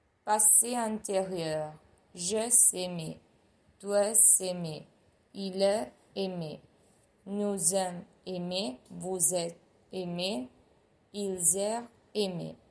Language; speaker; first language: French; non-native, fluent; Italian